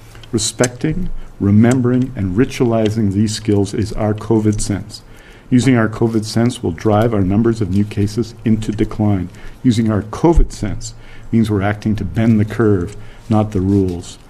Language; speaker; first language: English; native; English